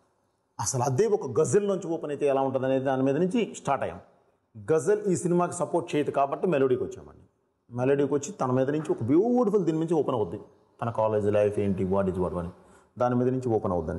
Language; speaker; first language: Telugu; native; Telugu